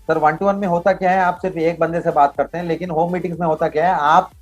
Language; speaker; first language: Hindi; non-native, local second language; Kannada